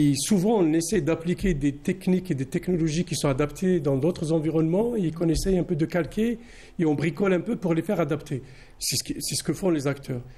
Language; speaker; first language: French; non-native, local second language; Arabic